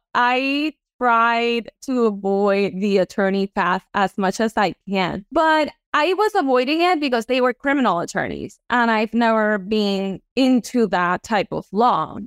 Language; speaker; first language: English; non-native, fluent; Spanish